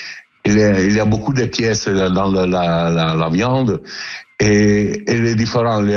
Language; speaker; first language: French; non-native, fluent; Italian